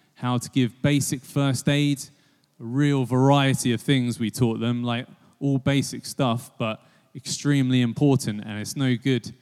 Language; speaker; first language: English; native; English